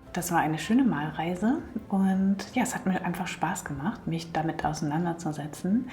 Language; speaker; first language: German; native; German